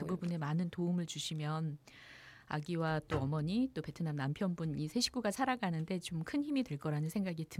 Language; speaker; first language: Korean; native; Korean